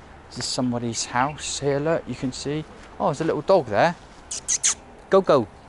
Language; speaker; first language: English; native; English